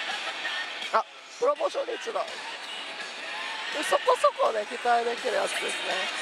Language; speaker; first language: Japanese; native; Japanese